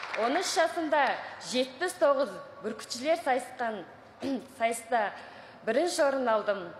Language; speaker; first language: Kazakh; early bilingual, heritage; Kazakh